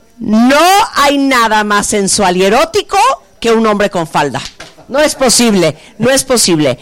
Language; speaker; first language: Spanish; native; Spanish